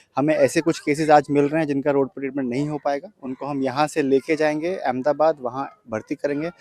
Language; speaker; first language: Hindi; non-native, local second language; Gujarati